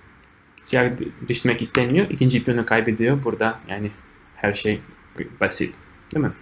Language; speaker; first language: Turkish; non-native, fluent; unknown